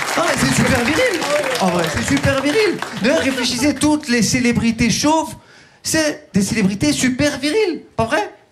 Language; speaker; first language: French; early bilingual, other home language; Turkish